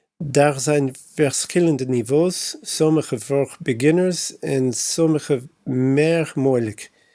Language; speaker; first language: Dutch; non-native, learner; English